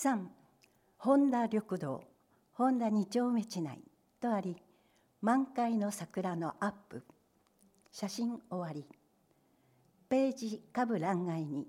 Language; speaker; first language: Japanese; native; Japanese